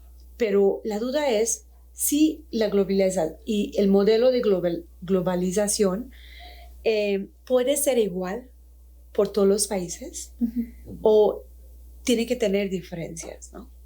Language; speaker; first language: Spanish; non-native, fluent; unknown